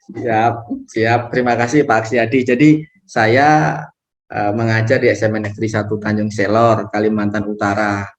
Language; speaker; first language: Indonesian; non-native, local second language; Javanese